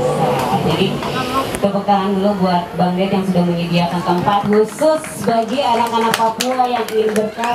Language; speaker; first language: Indonesian; native; Indonesian